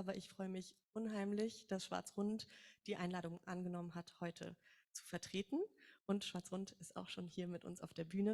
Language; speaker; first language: German; native; German